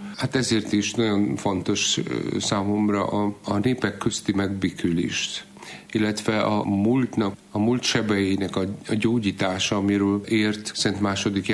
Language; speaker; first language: Hungarian; non-native, fluent; Polish